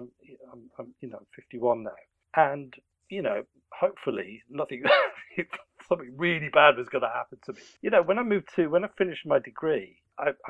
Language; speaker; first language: English; native; English